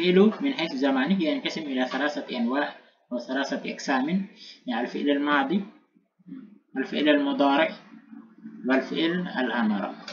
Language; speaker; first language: Arabic; non-native, fluent; Indonesian